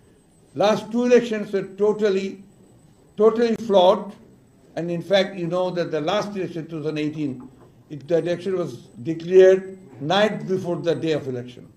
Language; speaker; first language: English; non-native, local second language; Bangla